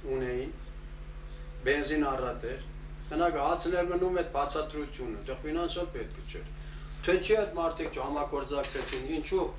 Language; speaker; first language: Armenian; early bilingual, heritage; Armenian